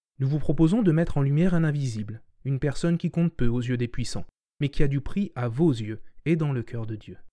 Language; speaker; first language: French; native; French